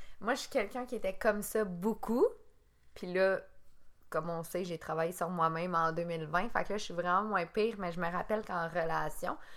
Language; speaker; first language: French; native; French